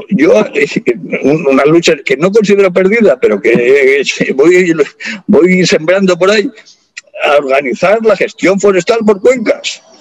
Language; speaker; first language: Spanish; native; Spanish